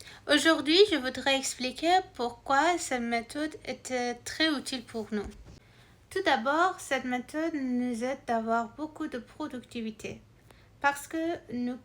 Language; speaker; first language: French; non-native, learner; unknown